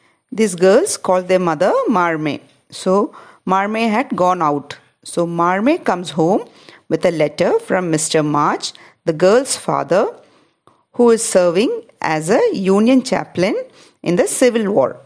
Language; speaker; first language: English; non-native, local second language; Malayalam